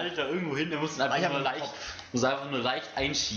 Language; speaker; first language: German; native; German